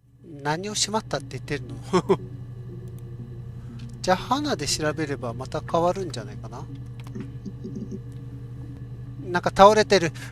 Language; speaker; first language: Japanese; native; Japanese